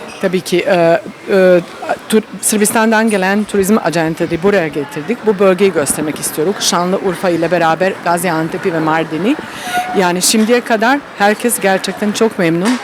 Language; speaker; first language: Turkish; non-native, fluent; Serbian